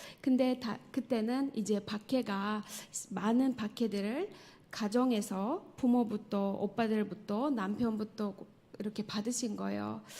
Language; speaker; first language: Korean; non-native, fluent; Tajik